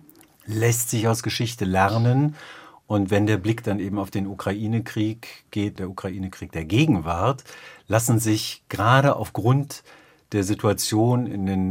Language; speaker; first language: German; native; German